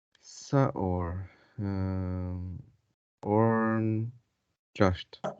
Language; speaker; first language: Albanian; non-native, learner; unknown